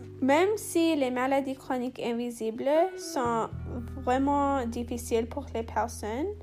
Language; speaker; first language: French; non-native, learner; English